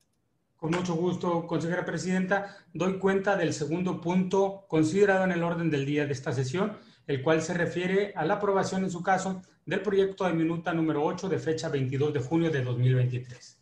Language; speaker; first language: Spanish; native; Spanish